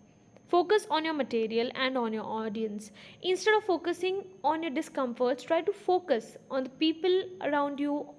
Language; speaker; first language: English; non-native, fluent; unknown